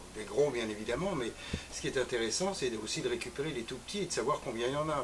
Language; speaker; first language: French; native; French